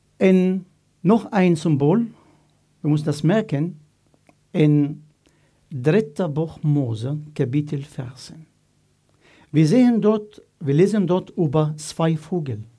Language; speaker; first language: German; non-native, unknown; Arabic